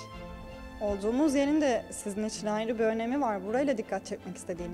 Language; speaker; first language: Turkish; native; Turkish